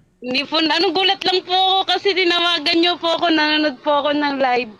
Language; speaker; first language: Filipino; native; Filipino